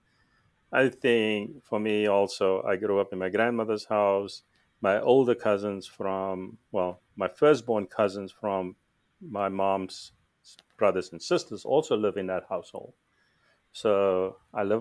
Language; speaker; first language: English; non-native, local second language; Afrikaans